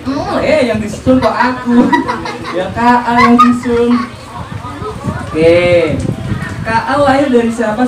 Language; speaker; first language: Indonesian; native; Indonesian